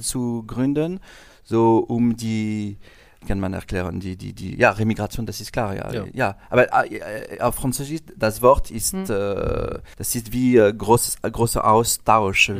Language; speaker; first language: German; non-native, learner; French